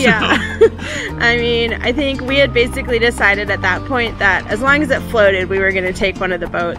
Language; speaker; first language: English; native; English